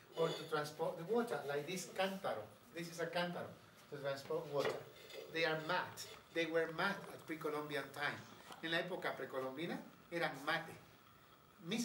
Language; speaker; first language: English; non-native, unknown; Spanish